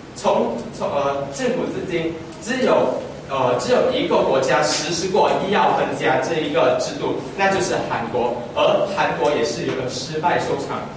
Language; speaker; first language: Chinese; native; Chinese